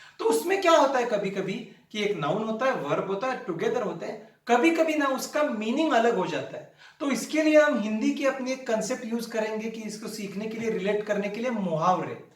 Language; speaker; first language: Hindi; non-native, local second language; Marathi